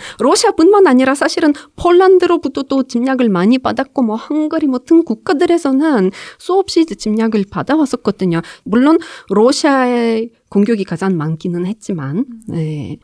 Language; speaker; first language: Korean; non-native, fluent; Ukrainian